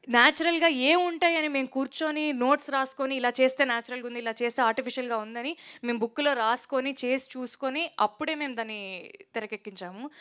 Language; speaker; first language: Telugu; native; Telugu